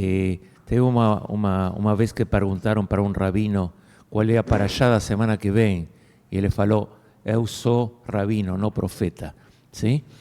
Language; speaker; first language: Portuguese; non-native, fluent; Spanish